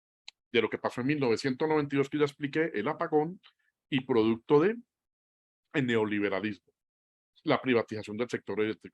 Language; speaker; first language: Spanish; native; Spanish